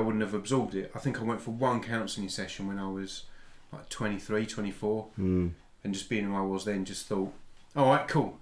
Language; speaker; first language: English; native; English